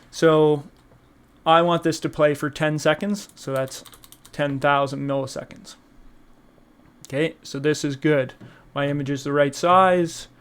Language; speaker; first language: English; native; English